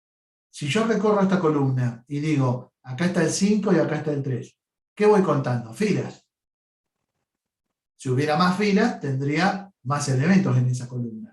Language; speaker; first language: Spanish; native; Spanish